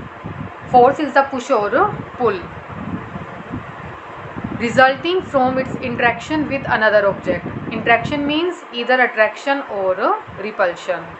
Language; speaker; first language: English; non-native, local second language; Hindi